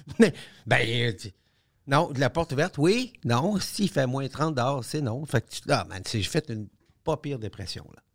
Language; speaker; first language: French; native; French